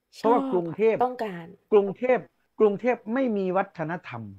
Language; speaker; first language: Thai; non-native, local second language; Northeastern Thai